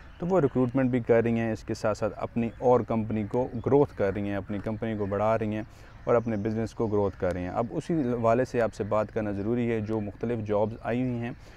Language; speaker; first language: Urdu; non-native, local second language; Punjabi